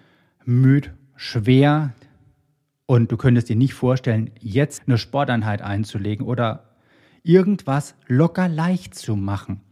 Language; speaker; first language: German; native; German